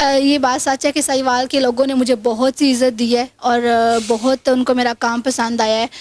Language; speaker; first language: Urdu; non-native, local second language; Punjabi